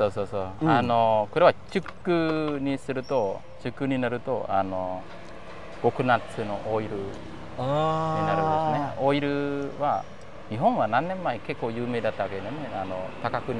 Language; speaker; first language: Japanese; non-native, fluent; Khmer